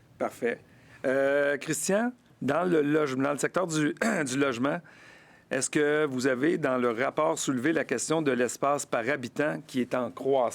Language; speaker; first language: French; native; French